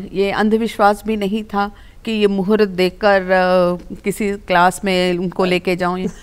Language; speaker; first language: Hindi; non-native, local second language; Telugu